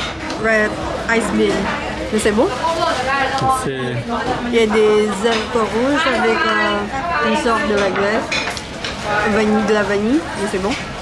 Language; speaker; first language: French; non-native, fluent; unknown